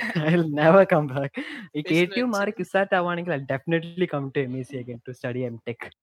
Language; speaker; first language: English; non-native, local second language; Malayalam